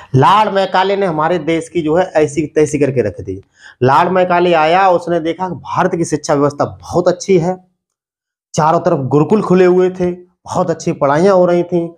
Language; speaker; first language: Hindi; native; Hindi